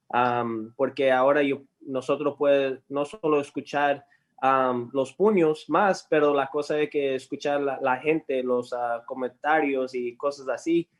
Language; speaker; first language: Spanish; early bilingual, heritage; English